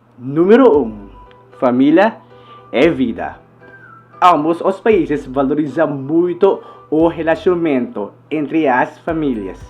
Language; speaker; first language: Portuguese; non-native, learner; Filipino